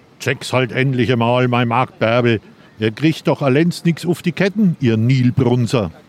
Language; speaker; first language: German; native; German